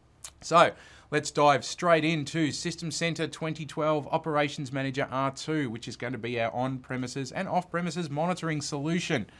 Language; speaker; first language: English; native; English